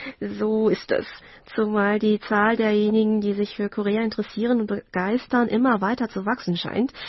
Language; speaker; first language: German; native; German